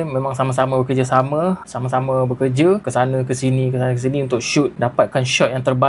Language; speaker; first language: Malay; native; Malay